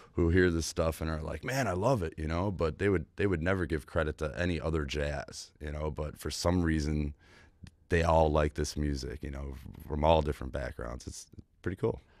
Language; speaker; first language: English; native; English